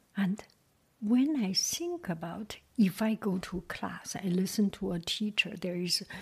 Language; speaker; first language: English; non-native, fluent; Chinese